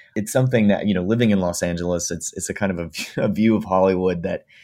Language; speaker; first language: English; native; English